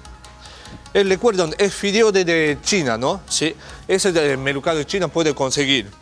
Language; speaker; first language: Spanish; non-native, learner; Japanese